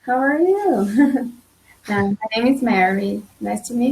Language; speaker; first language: English; non-native, learner; Portuguese